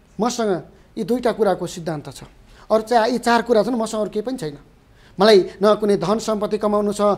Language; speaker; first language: Nepali; native; Nepali